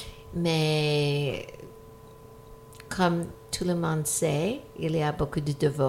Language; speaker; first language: French; non-native, fluent; English